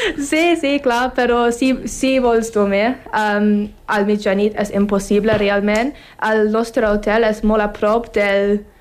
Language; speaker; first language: Catalan; non-native, learner; English